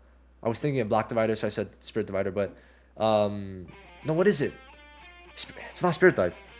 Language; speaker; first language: English; native; English